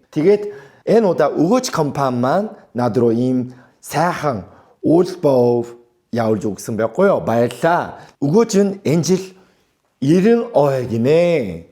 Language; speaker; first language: Mongolian; non-native, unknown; Korean